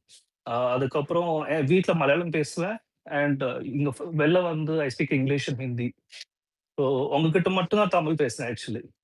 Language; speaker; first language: Tamil; non-native, local second language; Malayalam